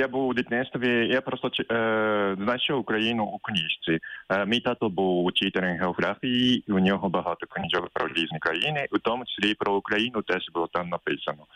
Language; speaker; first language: Ukrainian; non-native, fluent; Japanese